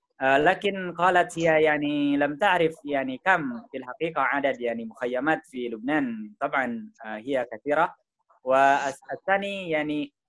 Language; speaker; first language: Arabic; non-native, learner; Indonesian